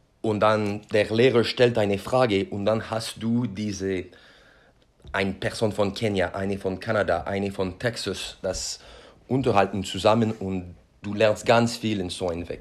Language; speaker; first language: German; non-native, learner; French